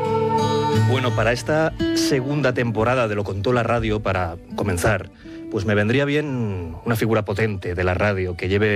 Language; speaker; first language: Spanish; native; Spanish